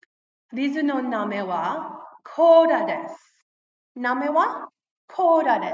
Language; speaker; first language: Japanese; non-native, fluent; English